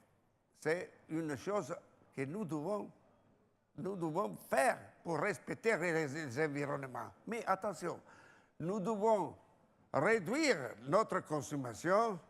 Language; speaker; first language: French; non-native, fluent; Italian